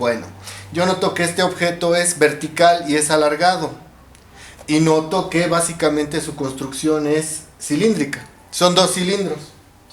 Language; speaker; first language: Spanish; native; Spanish